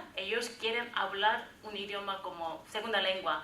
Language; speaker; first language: Spanish; non-native, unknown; Korean